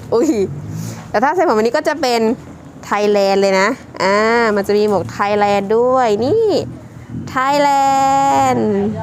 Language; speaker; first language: Thai; native; Thai